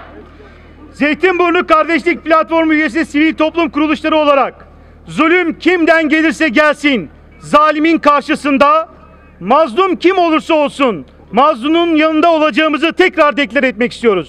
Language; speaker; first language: Turkish; native; Turkish